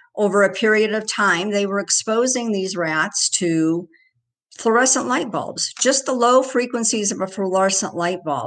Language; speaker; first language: English; native; English